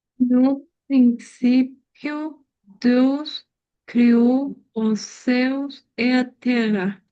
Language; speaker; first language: Portuguese; non-native, learner; Spanish